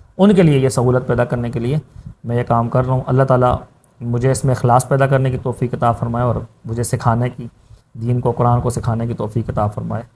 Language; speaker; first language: Urdu; native; Urdu